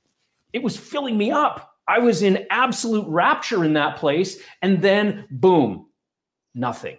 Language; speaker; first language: English; native; English